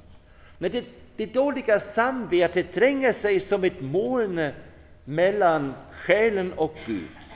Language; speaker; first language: Swedish; non-native, fluent; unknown